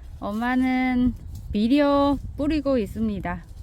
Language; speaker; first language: Korean; non-native, learner; Vietnamese